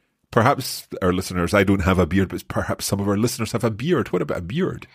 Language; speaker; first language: English; native; English